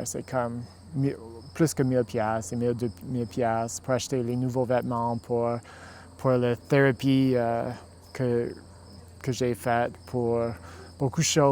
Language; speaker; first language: French; non-native, local second language; English